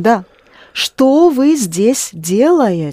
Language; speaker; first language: Russian; non-native, fluent; English